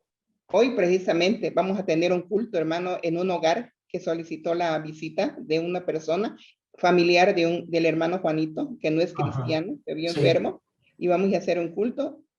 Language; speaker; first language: Spanish; native; Spanish